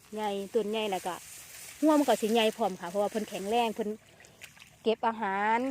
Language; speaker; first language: Thai; native; Thai